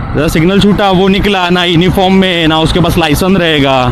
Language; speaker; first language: Hindi; non-native, local second language; Marathi